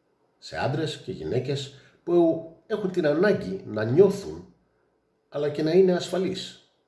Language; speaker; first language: Greek; native; Greek